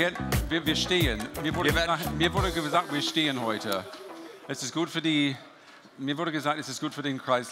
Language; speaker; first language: German; non-native, fluent; English